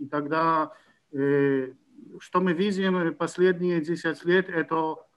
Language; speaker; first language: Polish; non-native, learner; Ukrainian